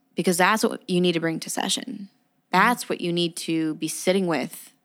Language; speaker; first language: English; native; English